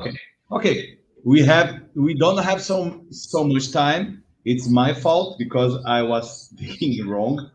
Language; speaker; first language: English; non-native, learner; Portuguese